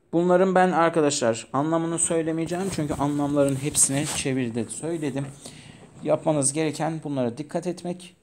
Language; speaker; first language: Turkish; native; Turkish